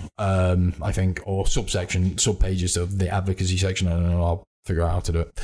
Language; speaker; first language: English; native; English